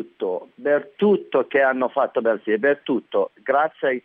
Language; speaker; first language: Italian; non-native, learner; Arabic